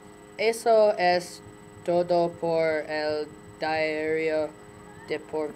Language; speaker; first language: Spanish; non-native, learner; English